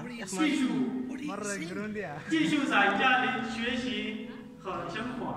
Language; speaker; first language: Chinese; non-native, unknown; Arabic